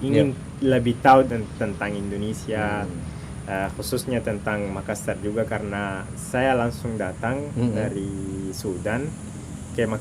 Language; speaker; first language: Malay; non-native, fluent; Arabic